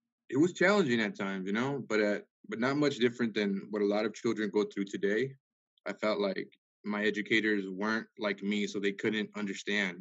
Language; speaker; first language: English; early bilingual, other home language; Spanish